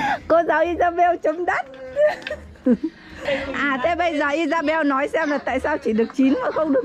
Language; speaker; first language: Vietnamese; native; Vietnamese